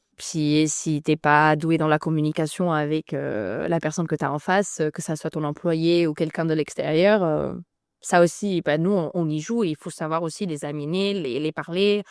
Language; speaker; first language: French; non-native, fluent; Spanish